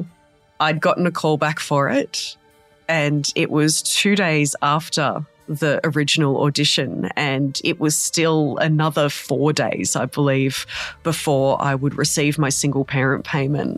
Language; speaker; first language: English; native; English